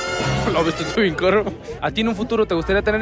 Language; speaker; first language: Spanish; native; Spanish